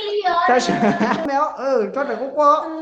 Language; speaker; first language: Chinese; non-native, learner; Hmong